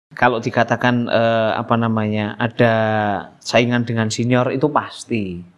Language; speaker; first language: Indonesian; non-native, local second language; Javanese